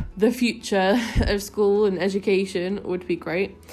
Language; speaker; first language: English; native; English